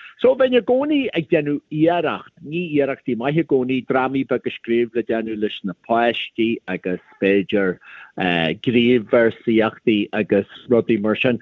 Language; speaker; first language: Irish; native; Irish